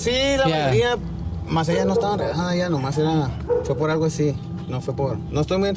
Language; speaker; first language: Spanish; native; Spanish